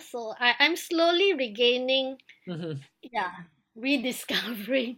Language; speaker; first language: English; native; English